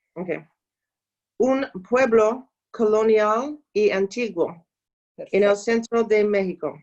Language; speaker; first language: Spanish; non-native, learner; English